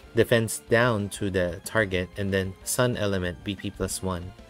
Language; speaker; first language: English; non-native, local second language; Filipino